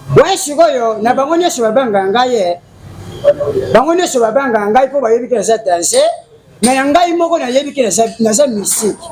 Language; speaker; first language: Lingala; non-native, local second language; Kongo